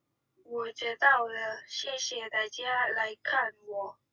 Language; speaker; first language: Chinese; non-native, learner; Indonesian